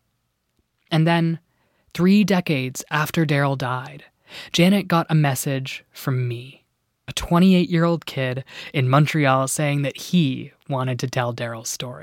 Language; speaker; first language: English; native; English